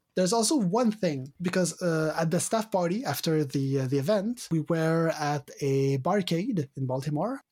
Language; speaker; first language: English; non-native, fluent; French